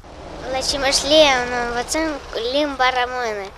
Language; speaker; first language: Romanian; non-native, local second language; Russian